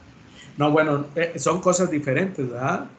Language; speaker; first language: Spanish; native; Spanish